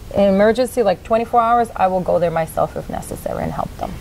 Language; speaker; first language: English; native; English